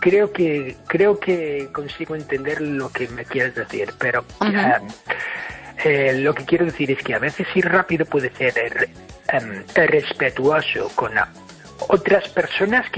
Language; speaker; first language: Spanish; non-native, fluent; English